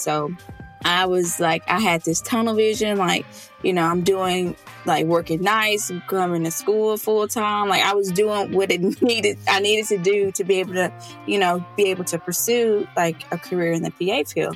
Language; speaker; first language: English; native; English